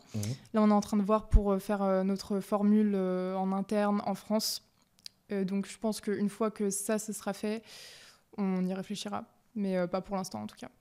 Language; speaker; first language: French; native; French